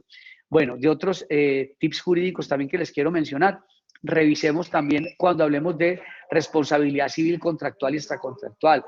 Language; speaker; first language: Spanish; native; Spanish